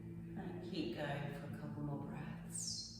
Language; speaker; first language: English; native; English